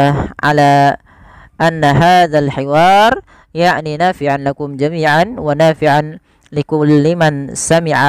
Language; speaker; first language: Arabic; non-native, fluent; Indonesian